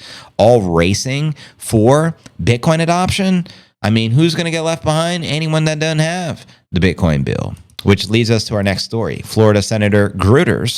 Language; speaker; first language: English; native; English